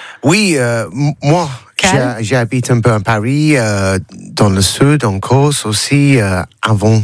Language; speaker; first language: French; non-native, learner; English